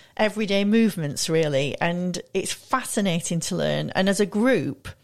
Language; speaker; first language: English; native; English